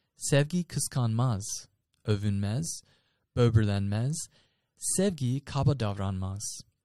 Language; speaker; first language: Turkish; non-native, fluent; English